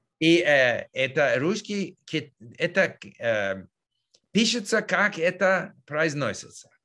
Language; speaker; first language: Russian; non-native, learner; English